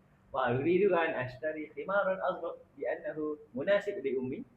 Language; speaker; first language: Arabic; non-native, learner; Malay